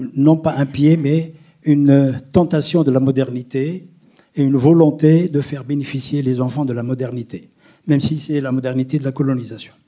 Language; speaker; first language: French; non-native, local second language; Arabic